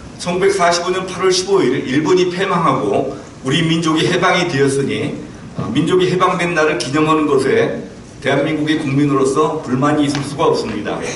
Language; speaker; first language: Korean; native; Korean